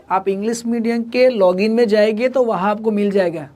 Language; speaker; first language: Hindi; non-native, local second language; Gujarati